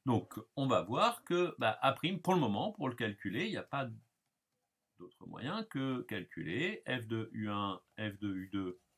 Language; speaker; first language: French; native; French